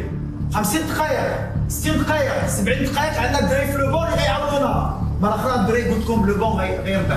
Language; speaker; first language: French; native; French